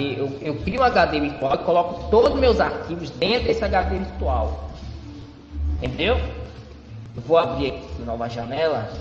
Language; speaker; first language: Portuguese; native; Portuguese